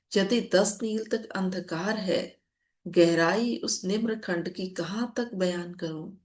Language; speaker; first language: Hindi; non-native, local second language; Punjabi